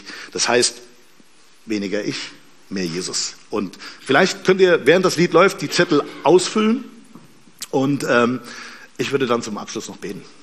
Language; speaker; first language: German; native; German